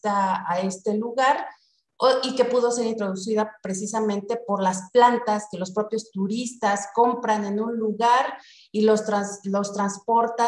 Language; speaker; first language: Spanish; native; Spanish